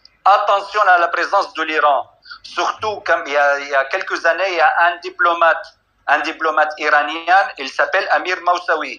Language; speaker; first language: French; non-native, fluent; Arabic